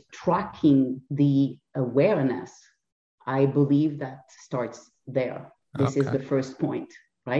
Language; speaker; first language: English; non-native, fluent; French